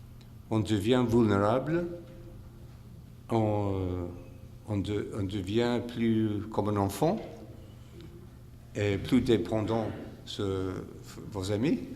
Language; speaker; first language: French; non-native, fluent; English